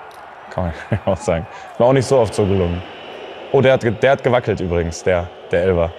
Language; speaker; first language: German; native; German